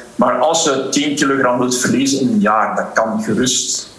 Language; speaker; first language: Dutch; native; Dutch